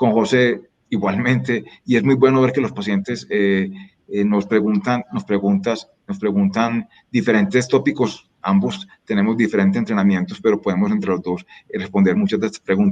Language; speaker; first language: Spanish; native; Spanish